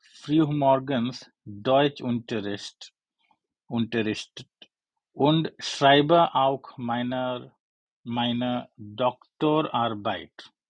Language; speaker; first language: German; non-native, learner; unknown